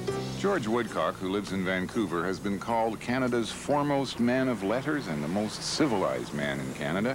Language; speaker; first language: English; native; English